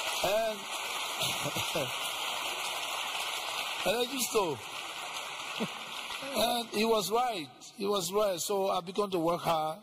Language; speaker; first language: Italian; non-native, learner; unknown